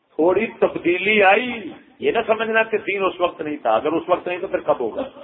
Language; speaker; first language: Urdu; non-native, local second language; Punjabi